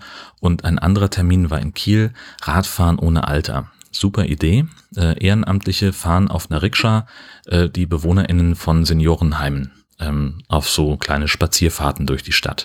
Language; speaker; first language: German; native; German